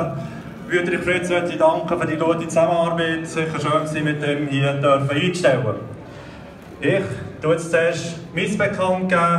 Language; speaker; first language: German; native; German